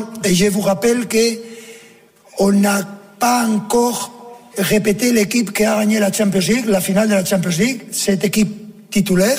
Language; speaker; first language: French; non-native, fluent; Spanish